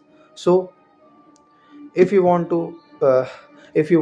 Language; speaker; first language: English; non-native, learner; Hindi